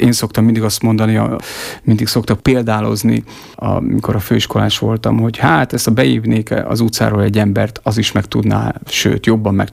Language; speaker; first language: Hungarian; native; Hungarian